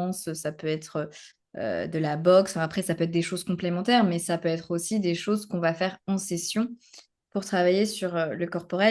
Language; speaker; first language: French; native; French